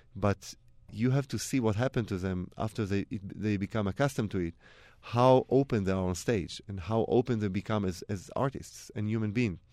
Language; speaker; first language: English; non-native, fluent; Hebrew